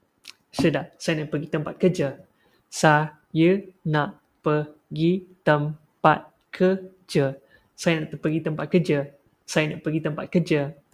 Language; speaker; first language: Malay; non-native, local second language; Chinese